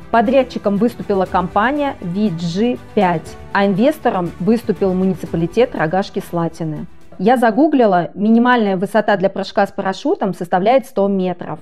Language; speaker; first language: Russian; native; Russian